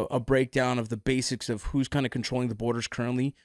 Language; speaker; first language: English; native; English